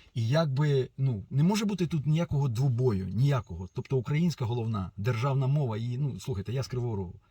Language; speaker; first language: Ukrainian; non-native, local second language; Russian